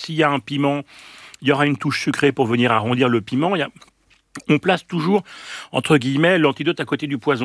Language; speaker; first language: French; native; French